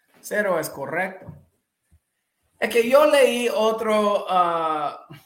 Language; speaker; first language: Spanish; non-native, fluent; English